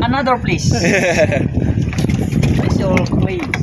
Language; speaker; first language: English; non-native, learner; Filipino